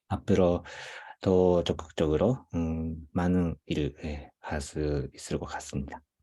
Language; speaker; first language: Korean; non-native, fluent; Japanese